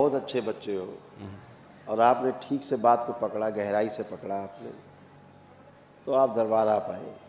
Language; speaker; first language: Hindi; native; Hindi